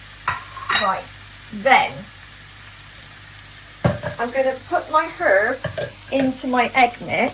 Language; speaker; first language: English; native; English